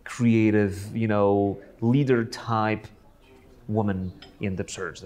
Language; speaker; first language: English; non-native, fluent; Polish